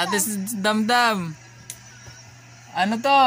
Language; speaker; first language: Filipino; native; Filipino